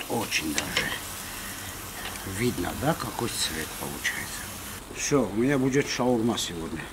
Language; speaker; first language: Russian; non-native, fluent; Armenian